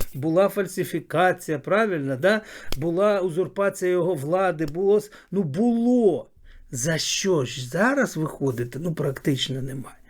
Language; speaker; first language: Ukrainian; native; Ukrainian